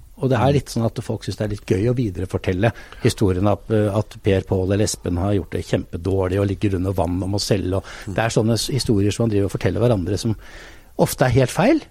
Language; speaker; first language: Norwegian; native; Norwegian